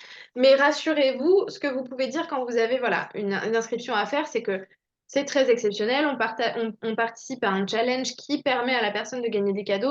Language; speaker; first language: French; native; French